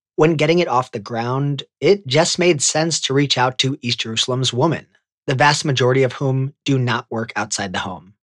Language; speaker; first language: English; native; English